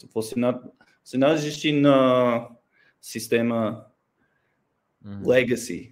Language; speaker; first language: Portuguese; non-native, learner; English